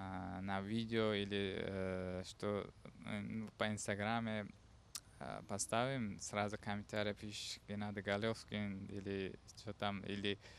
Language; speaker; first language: Russian; non-native, learner; Uzbek